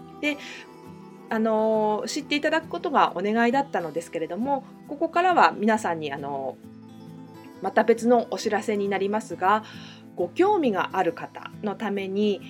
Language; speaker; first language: Japanese; native; Japanese